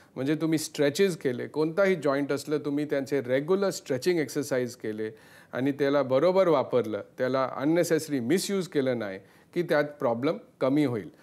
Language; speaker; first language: Marathi; non-native, local second language; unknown